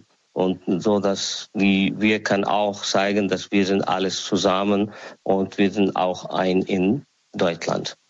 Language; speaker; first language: German; non-native, learner; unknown